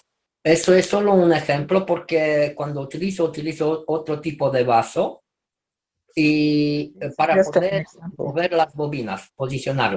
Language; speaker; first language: Spanish; non-native, fluent; Romanian